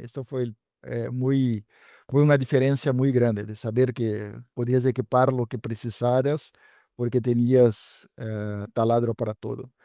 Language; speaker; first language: Spanish; non-native, fluent; Portuguese